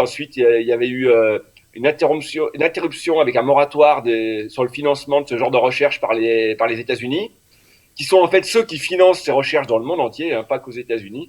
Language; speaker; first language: French; native; French